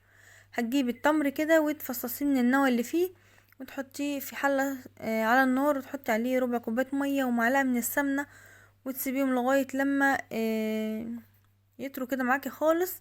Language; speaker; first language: Arabic; native; Arabic